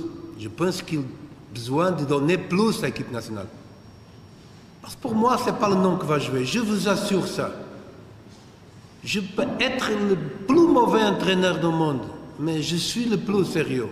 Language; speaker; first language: French; non-native, fluent; Portuguese